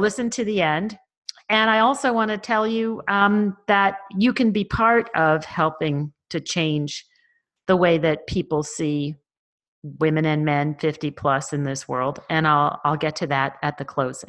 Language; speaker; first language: English; native; English